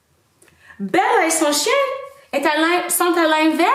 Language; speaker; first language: French; non-native, fluent; English